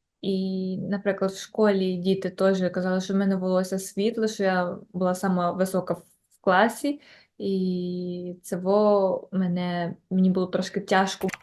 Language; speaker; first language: Ukrainian; early bilingual, heritage; Ukrainian